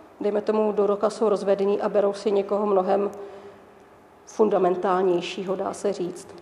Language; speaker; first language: Czech; native; Czech